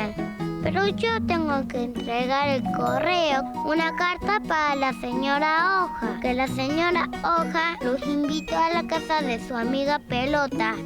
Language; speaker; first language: Spanish; native; Spanish